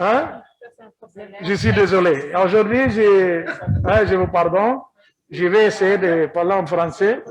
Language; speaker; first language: French; non-native, learner; Kabuverdianu